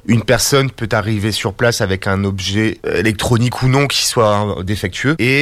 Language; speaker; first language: French; native; French